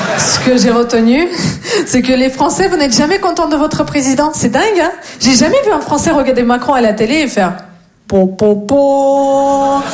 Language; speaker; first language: French; non-native, fluent; Russian